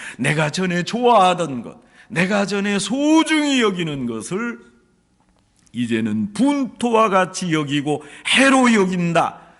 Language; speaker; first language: Korean; native; Korean